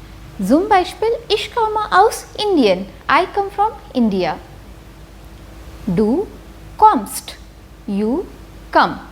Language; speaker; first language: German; non-native, fluent; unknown